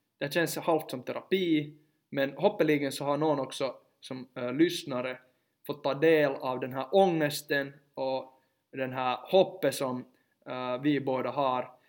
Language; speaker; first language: Swedish; native; Swedish